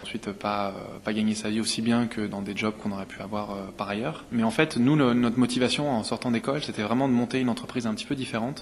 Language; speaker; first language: French; native; French